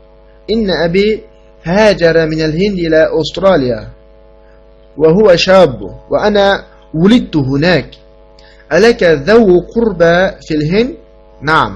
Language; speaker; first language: Arabic; non-native, fluent; Uyghur